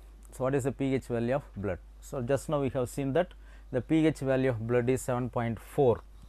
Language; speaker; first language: English; non-native, local second language; Tamil